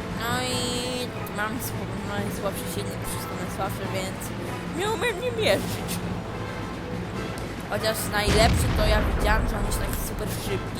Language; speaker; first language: Polish; native; Polish